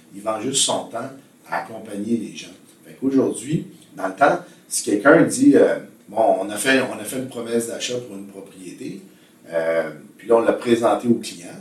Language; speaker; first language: French; native; French